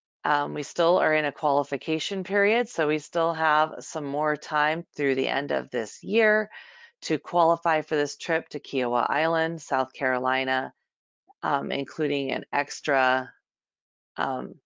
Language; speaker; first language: English; native; English